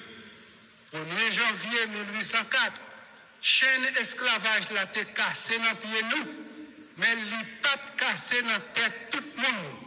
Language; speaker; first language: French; non-native, local second language; Haitian Creole